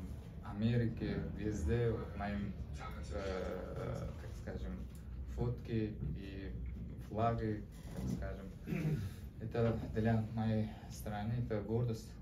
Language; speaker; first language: Russian; non-native, learner; Uzbek